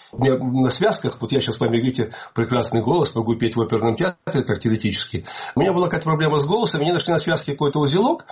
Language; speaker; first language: Russian; native; Russian